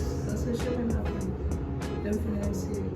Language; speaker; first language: French; non-native, learner; Haitian Creole